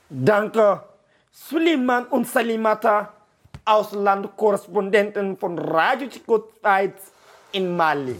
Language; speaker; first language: German; non-native, learner; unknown